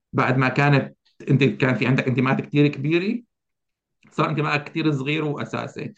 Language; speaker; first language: Arabic; native; Arabic